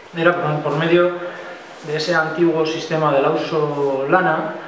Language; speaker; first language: Spanish; non-native, local second language; Basque